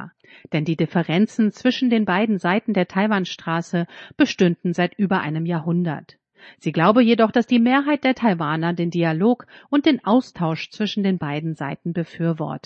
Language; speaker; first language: German; native; German